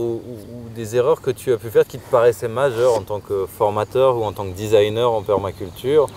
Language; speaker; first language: French; native; French